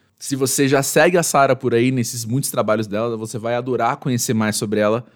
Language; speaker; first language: Portuguese; native; Portuguese